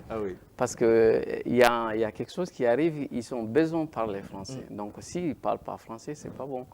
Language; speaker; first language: French; non-native, learner; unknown